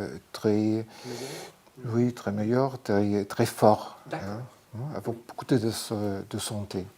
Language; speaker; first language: French; non-native, fluent; German